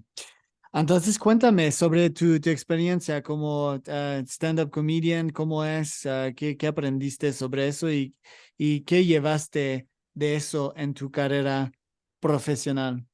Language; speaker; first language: Spanish; non-native, learner; English